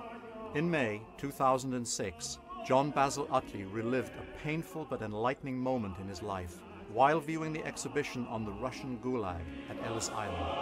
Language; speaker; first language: English; native; English